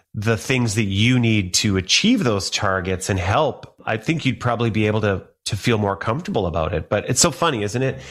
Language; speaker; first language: English; native; English